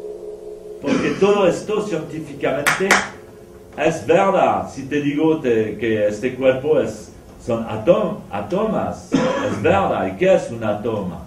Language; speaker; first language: Spanish; non-native, fluent; French